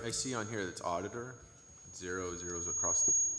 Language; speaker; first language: English; native; English